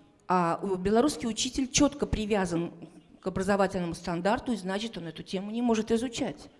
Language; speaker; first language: Russian; native; Russian